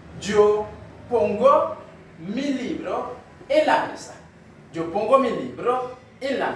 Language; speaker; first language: Spanish; non-native, learner; Haitian Creole